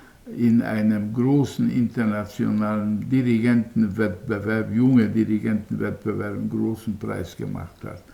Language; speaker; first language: German; non-native, fluent; Hungarian